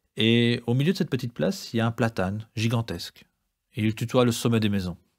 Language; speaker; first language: French; native; French